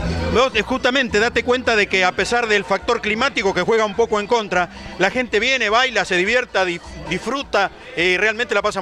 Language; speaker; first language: Spanish; native; Spanish